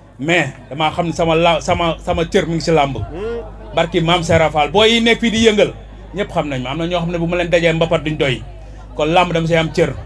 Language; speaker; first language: Wolof; native; Wolof